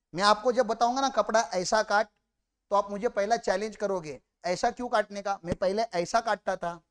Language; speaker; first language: Hindi; non-native, local second language; Marathi